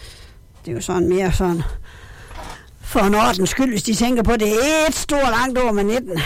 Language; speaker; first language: Danish; native; Danish